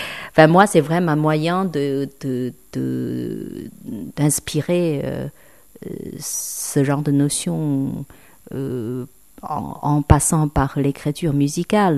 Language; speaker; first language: French; non-native, fluent; Chinese